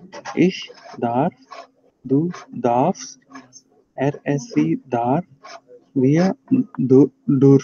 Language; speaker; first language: German; non-native, learner; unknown